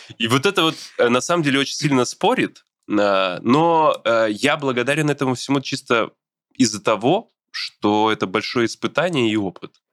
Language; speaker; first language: Russian; native; Russian